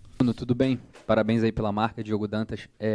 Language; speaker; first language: Portuguese; native; Portuguese